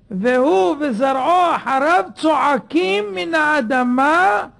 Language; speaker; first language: Hebrew; native; Hebrew